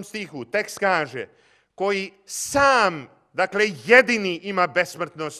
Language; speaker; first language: Croatian; native; Croatian